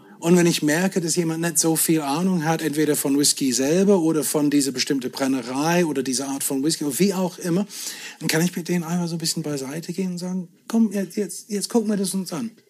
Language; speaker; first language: German; non-native, fluent; English